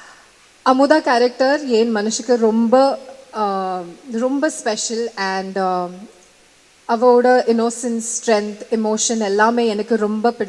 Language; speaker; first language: Tamil; non-native, learner; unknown